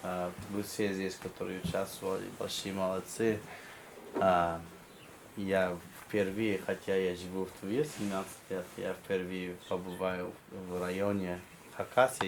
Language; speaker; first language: Russian; non-native, fluent; English